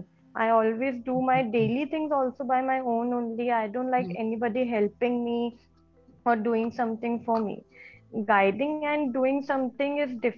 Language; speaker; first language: English; non-native, local second language; Hindi